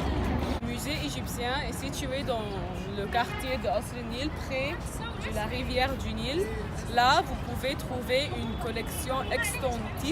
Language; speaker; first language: French; non-native, learner; Arabic